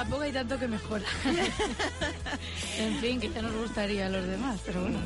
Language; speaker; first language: Spanish; native; Spanish